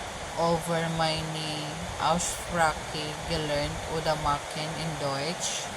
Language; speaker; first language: German; non-native, learner; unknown